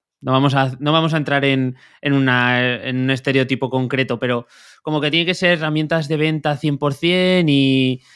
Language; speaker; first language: Spanish; native; Spanish